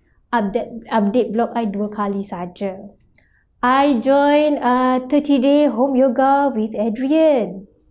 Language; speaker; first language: English; non-native, local second language; Malay